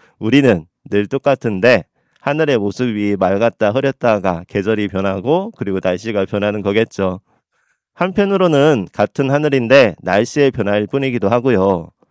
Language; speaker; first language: Korean; native; Korean